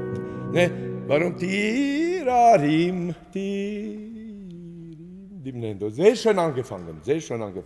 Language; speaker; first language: German; non-native, fluent; Latvian